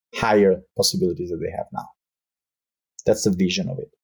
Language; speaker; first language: English; non-native, fluent; Albanian